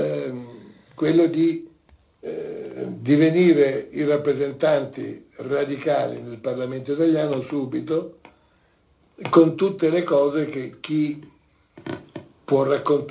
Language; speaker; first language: Italian; native; Italian